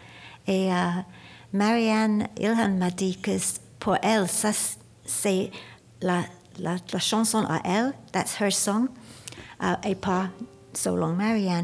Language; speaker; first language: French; non-native, learner; English